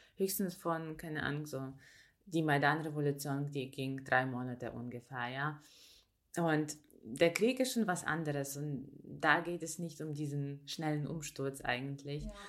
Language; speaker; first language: German; non-native, fluent; Ukrainian